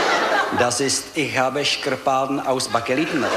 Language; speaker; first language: German; non-native, learner; Czech